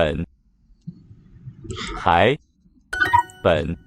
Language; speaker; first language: Chinese; non-native, learner; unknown